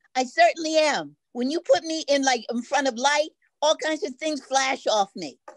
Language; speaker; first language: English; native; English